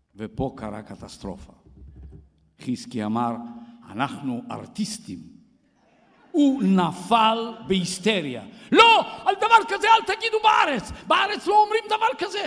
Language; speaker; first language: Hebrew; non-native, fluent; Bulgarian